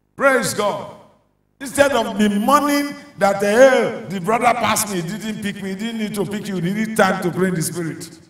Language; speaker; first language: English; non-native, local second language; Yoruba